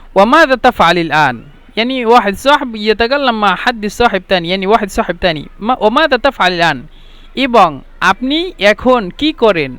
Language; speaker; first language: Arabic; non-native, fluent; Bangla